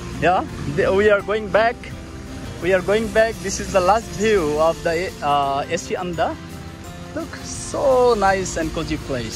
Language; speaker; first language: English; non-native, learner; Bangla